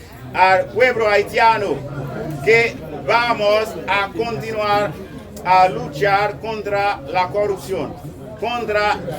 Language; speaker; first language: Spanish; non-native, local second language; Haitian Creole